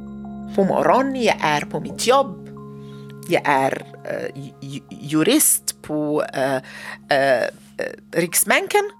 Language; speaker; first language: Swedish; non-native, learner; Arabic